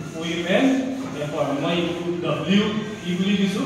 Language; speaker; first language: English; non-native, local second language; Assamese